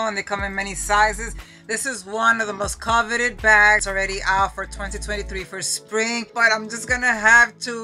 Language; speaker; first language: English; early bilingual, other home language; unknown